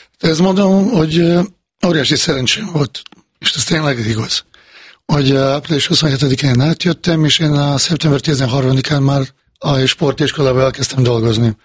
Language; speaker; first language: Hungarian; non-native, fluent; Bosnian